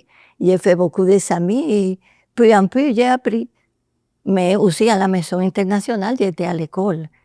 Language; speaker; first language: French; non-native, learner; Spanish